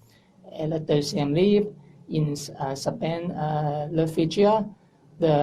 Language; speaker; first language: French; non-native, learner; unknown